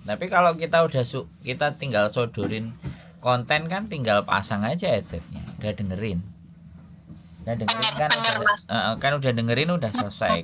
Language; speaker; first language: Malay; non-native, local second language; Javanese